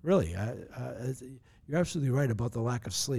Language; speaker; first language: English; native; English